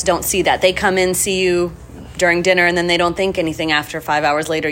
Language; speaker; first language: English; native; English